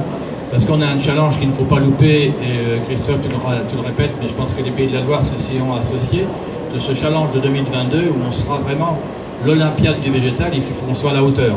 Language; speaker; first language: French; native; French